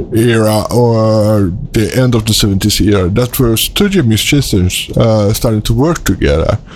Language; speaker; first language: English; non-native, fluent; Swedish